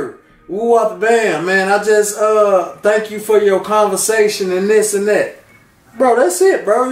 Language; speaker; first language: English; native; English